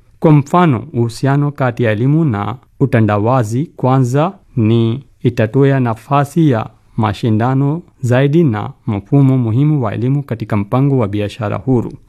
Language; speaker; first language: Swahili; non-native, fluent; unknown